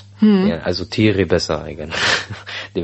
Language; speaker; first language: German; non-native, learner; Arabic